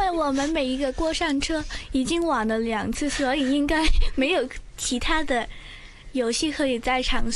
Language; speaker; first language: Chinese; non-native, local second language; Cantonese